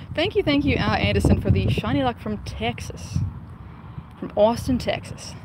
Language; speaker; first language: English; native; English